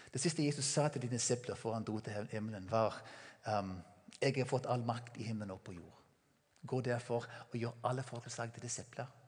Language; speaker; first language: Norwegian; non-native, fluent; English